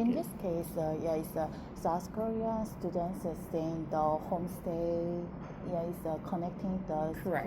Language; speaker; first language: English; non-native, learner; Korean